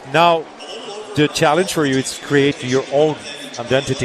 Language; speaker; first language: English; non-native, fluent; French